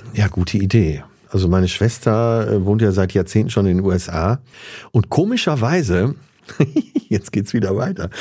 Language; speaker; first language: German; native; German